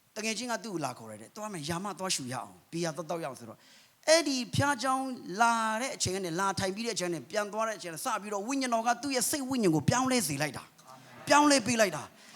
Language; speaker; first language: Burmese; non-native, local second language; Kachin